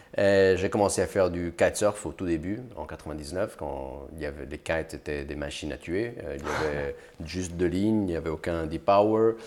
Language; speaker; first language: French; early bilingual, other home language; Portuguese